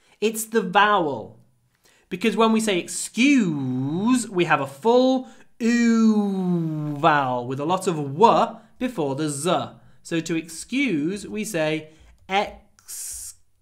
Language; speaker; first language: English; native; English